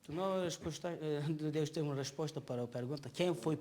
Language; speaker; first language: Portuguese; non-native, learner; Turkish